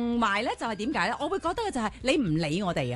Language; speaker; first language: Cantonese; native; Cantonese